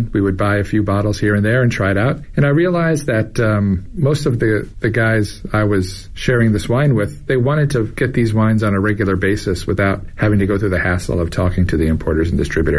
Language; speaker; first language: English; native; English